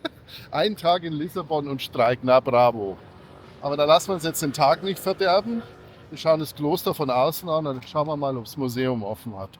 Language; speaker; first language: German; native; German